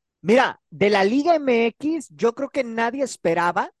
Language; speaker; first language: Spanish; native; Spanish